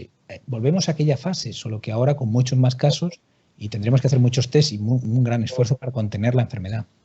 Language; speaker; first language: Spanish; native; Spanish